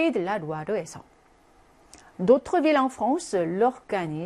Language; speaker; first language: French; non-native, fluent; Korean